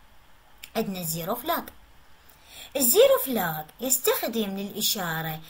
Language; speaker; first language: Arabic; native; Arabic